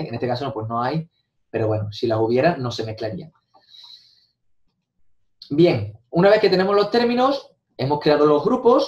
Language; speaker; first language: Spanish; native; Spanish